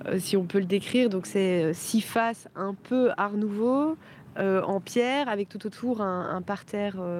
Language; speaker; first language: French; native; French